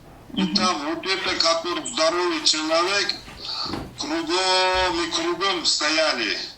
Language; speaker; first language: Russian; non-native, learner; Uzbek